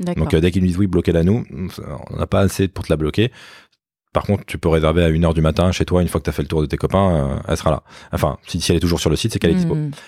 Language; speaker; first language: French; native; French